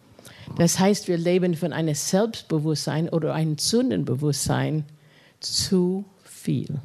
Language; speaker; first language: German; non-native, fluent; English